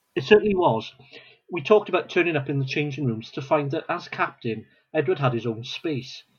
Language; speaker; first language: English; non-native, local second language; Welsh